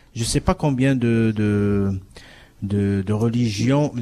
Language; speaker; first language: French; non-native, local second language; Arabic